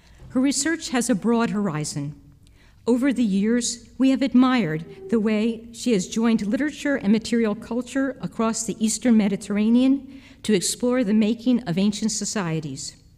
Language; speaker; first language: English; native; English